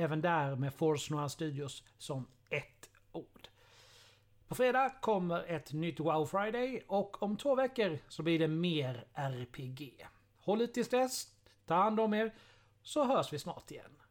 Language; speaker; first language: Swedish; native; Swedish